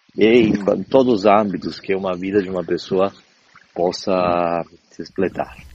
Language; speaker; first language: Portuguese; non-native, fluent; Italian